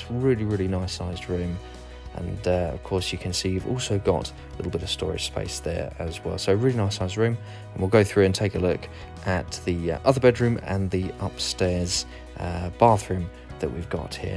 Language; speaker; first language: English; native; English